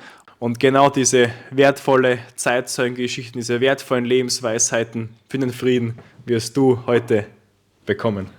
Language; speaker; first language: German; native; German